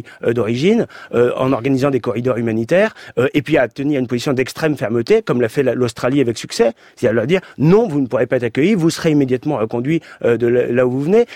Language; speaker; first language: French; native; French